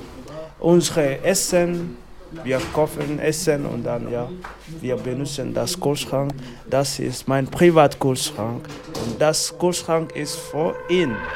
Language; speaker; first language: German; non-native, learner; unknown